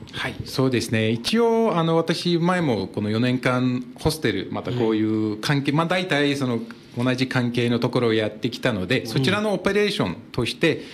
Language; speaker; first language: Japanese; non-native, fluent; Turkish